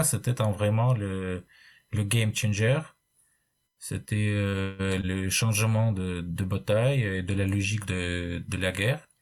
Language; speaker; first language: French; non-native, fluent; Russian